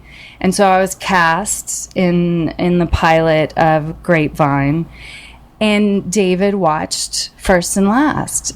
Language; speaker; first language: English; native; English